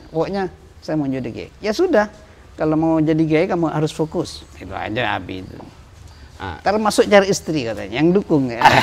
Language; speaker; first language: Indonesian; non-native, local second language; Madurese